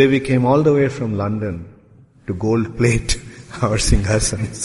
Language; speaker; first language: English; non-native, local second language; Bangla